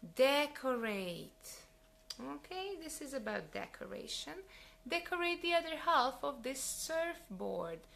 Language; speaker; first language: English; non-native, fluent; Hungarian